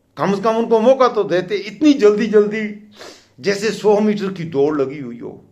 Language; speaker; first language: Urdu; non-native, local second language; Pashto